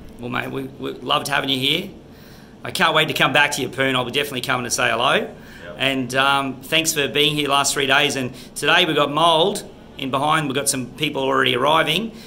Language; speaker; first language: English; native; English